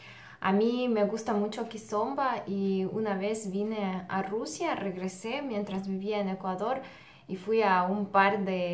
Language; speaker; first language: Spanish; non-native, fluent; Russian